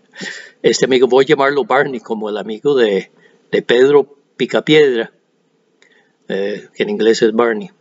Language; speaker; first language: Spanish; non-native, fluent; English